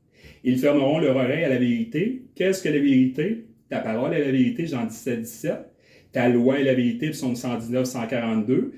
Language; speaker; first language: French; native; French